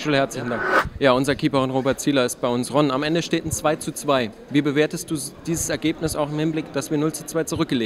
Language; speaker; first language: German; native; German